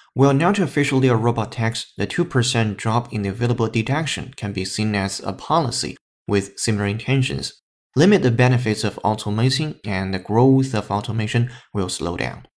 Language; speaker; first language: English; non-native, fluent; Chinese